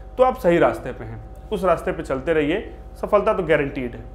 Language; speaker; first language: Hindi; native; Hindi